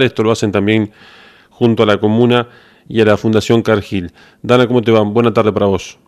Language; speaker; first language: Spanish; native; Spanish